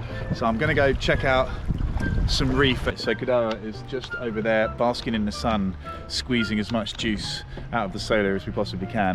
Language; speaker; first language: English; native; English